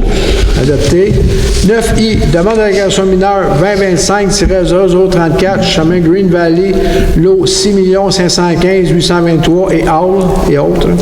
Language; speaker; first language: French; native; French